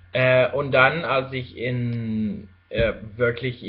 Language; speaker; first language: German; non-native, fluent; Spanish